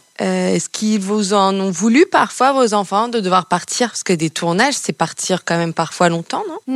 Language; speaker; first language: French; native; French